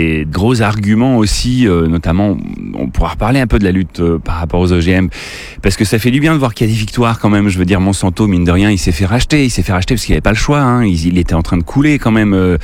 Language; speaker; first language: French; native; French